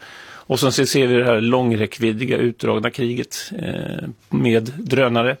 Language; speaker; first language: Swedish; native; Swedish